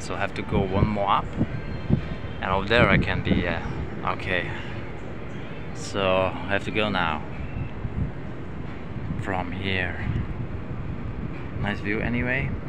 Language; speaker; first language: English; non-native, fluent; German